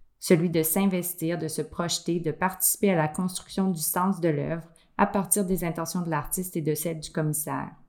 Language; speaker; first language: French; native; French